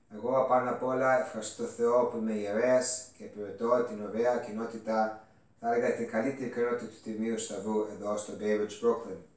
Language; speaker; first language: Greek; early bilingual, other home language; English